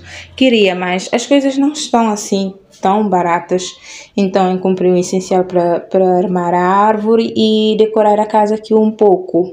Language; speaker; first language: Portuguese; non-native, local second language; Kabuverdianu